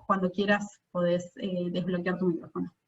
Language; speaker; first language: Spanish; native; Spanish